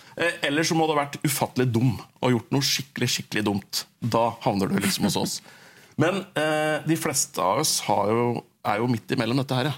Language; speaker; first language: Norwegian; native; Norwegian